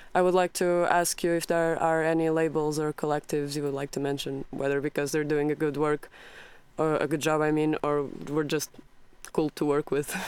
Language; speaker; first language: English; non-native, fluent; Portuguese